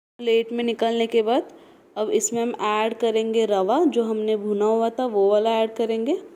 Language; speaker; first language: Hindi; non-native, local second language; Marathi